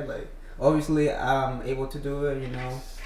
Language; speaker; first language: English; non-native, fluent; Spanish